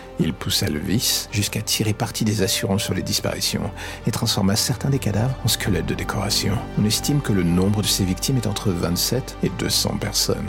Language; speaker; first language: French; native; French